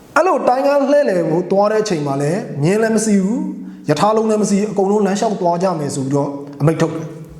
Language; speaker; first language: Burmese; non-native, local second language; Mon